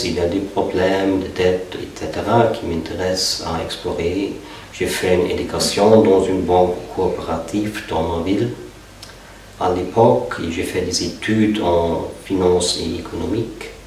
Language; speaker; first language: French; non-native, fluent; German